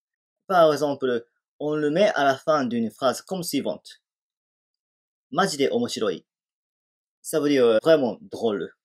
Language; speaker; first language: French; non-native, fluent; Japanese